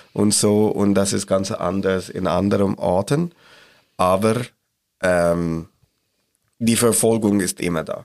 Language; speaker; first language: German; non-native, learner; Arabic